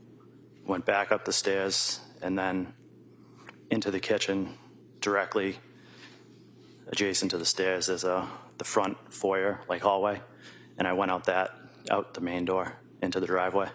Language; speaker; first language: English; native; English